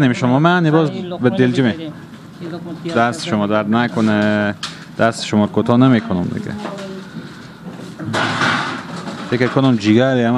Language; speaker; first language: Persian; native; Persian